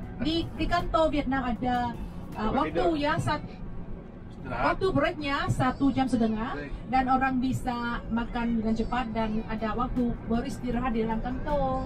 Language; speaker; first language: Indonesian; non-native, fluent; Vietnamese